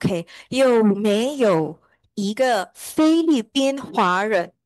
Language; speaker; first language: Chinese; early bilingual, heritage; Chinese